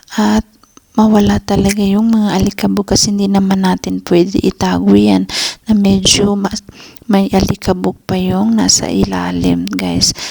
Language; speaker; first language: Filipino; native; Filipino